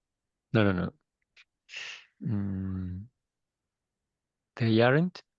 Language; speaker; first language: English; non-native, learner; Spanish